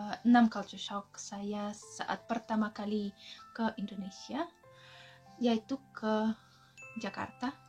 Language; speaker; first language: Indonesian; non-native, fluent; Russian